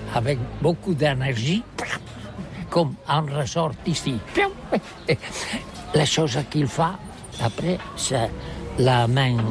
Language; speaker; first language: French; non-native, learner; Catalan